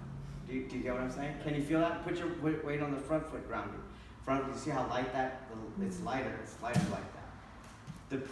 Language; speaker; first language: English; native; English